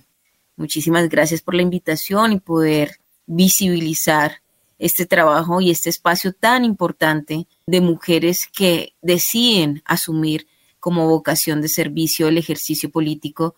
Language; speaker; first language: Spanish; native; Spanish